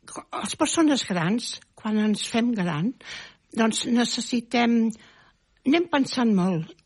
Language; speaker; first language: Catalan; native; Catalan